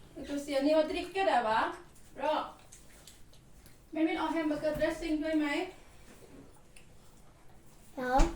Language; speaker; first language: Swedish; non-native, learner; Thai